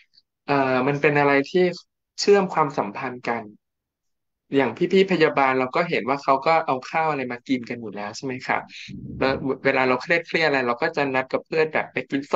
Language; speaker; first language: Thai; native; Thai